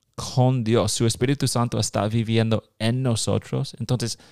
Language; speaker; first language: Spanish; non-native, fluent; English